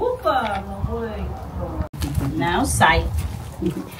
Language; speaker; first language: French; non-native, learner; Portuguese